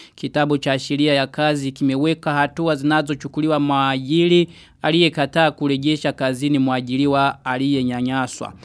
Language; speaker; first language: Swahili; non-native, local second language; Rundi